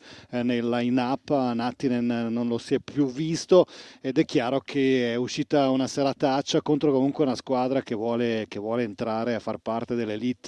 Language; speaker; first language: Italian; native; Italian